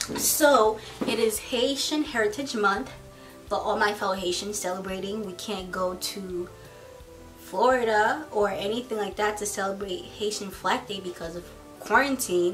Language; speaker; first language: English; early bilingual, other home language; Haitian Creole